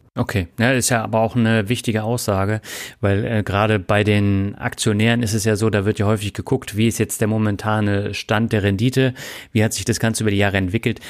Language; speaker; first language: German; native; German